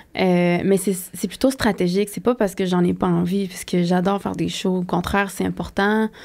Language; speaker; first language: French; native; French